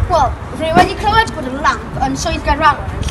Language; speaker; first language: Welsh; non-native, local second language; English